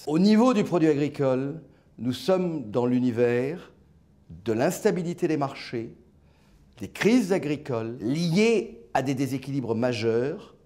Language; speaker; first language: French; native; French